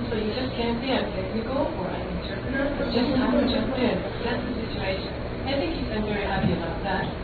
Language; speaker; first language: English; non-native, fluent; Japanese